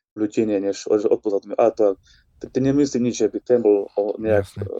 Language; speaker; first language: Slovak; native; Slovak